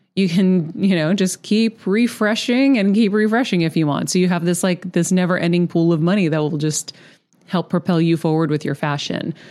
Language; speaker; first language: English; early bilingual, other home language; Greek